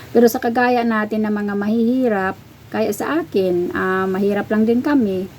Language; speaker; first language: Filipino; non-native, local second language; Cebuano